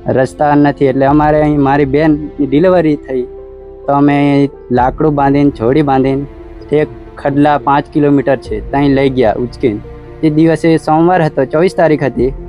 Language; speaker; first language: Gujarati; non-native, local second language; Rathawi